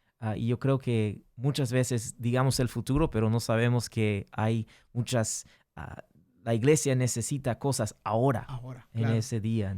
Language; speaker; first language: Spanish; early bilingual, heritage; English